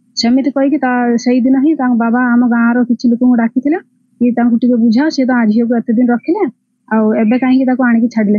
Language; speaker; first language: Odia; non-native, local second language; Santali